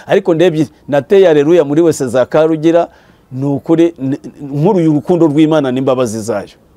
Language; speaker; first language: Kinyarwanda; native; Kinyarwanda